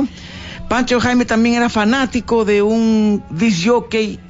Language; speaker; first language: Spanish; native; Spanish